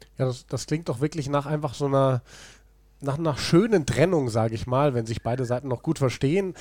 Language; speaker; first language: German; native; German